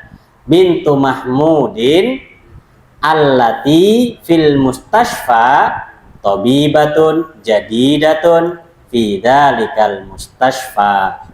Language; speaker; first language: Arabic; non-native, fluent; Indonesian